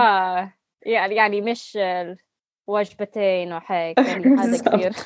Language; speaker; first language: Arabic; non-native, learner; English